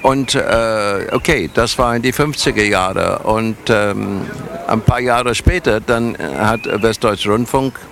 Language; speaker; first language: German; non-native, fluent; English